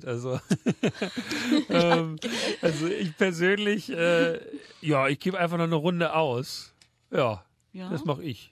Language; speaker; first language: German; native; German